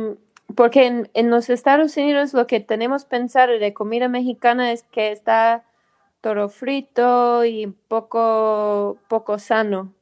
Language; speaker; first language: Spanish; non-native, fluent; English